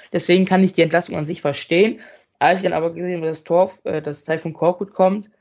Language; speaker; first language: German; native; German